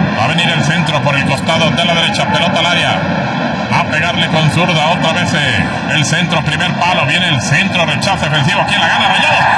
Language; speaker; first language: Spanish; native; Spanish